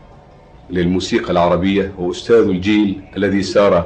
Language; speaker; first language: Arabic; native; Arabic